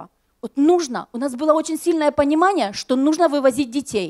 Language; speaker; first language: Russian; native; Russian